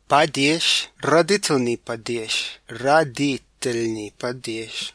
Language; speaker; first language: Russian; non-native, learner; English